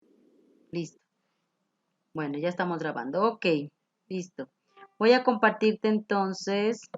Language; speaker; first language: Spanish; native; Spanish